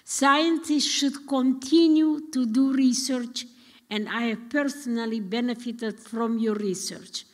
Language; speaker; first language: English; non-native, fluent; Romanian